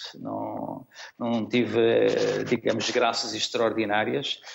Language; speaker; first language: Portuguese; native; Portuguese